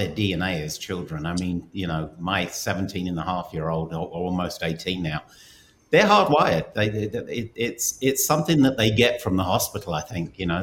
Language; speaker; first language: English; native; English